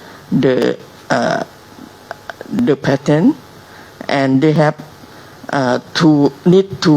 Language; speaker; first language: English; non-native, learner; Thai